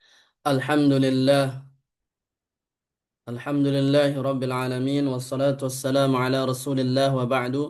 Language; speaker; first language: Arabic; non-native, fluent; Indonesian